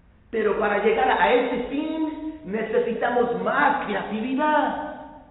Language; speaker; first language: Spanish; early bilingual, heritage; Spanish